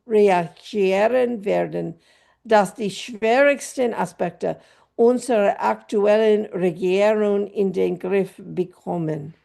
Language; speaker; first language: German; non-native, fluent; English